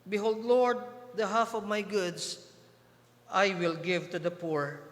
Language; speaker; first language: English; non-native, local second language; Filipino